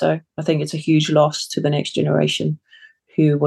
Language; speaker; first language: English; early bilingual, other home language; Samoan